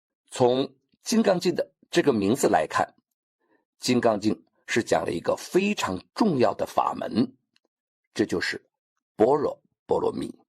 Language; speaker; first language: Chinese; native; Chinese